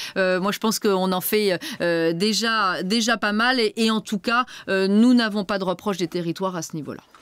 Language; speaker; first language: French; native; French